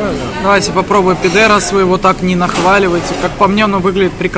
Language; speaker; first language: Russian; native; Russian